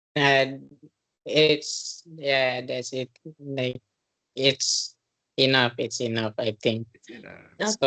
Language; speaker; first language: English; non-native, learner; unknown